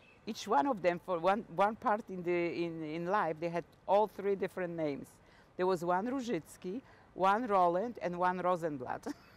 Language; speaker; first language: English; non-native, fluent; Polish